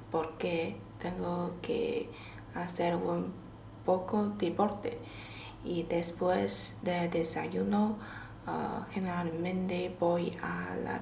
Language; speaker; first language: Spanish; non-native, learner; Chinese